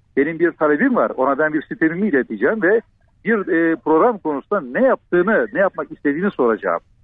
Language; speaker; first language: Turkish; native; Turkish